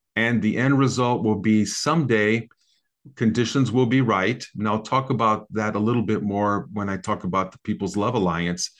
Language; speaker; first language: English; native; English